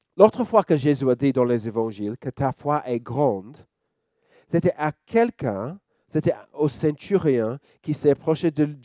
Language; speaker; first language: French; non-native, fluent; English